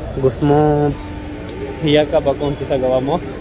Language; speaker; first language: Filipino; native; Filipino